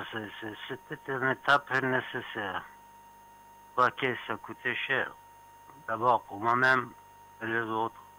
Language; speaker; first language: French; non-native, fluent; Persian